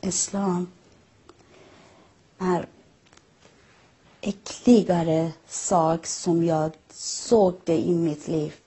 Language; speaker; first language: Swedish; non-native, learner; Persian